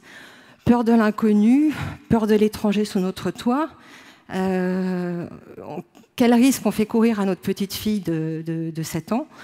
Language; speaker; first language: French; native; French